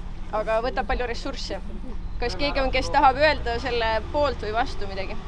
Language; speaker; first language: Estonian; native; Estonian